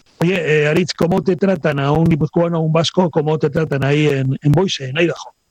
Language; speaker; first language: Spanish; native; Spanish